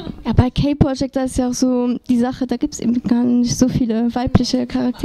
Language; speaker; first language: German; non-native, local second language; Luxembourgish